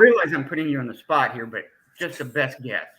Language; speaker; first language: English; native; English